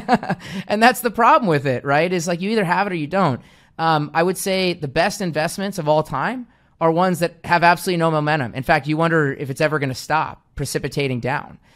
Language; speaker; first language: English; native; English